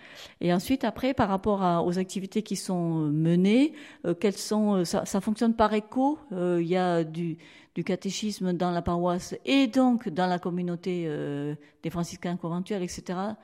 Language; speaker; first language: French; native; French